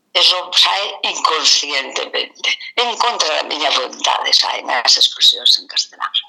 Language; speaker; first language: Galician; non-native, local second language; Spanish